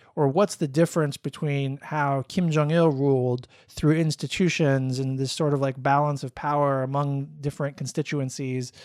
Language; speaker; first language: English; native; English